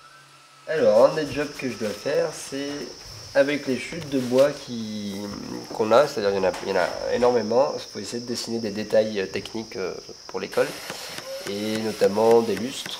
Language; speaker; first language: French; native; French